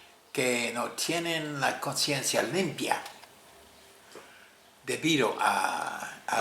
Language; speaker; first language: Spanish; non-native, fluent; English